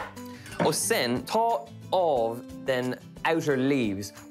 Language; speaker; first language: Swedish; non-native, learner; English